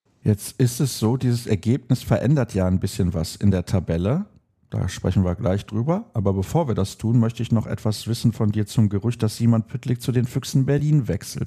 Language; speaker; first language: German; native; German